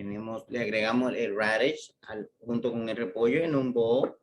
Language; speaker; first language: Spanish; native; Spanish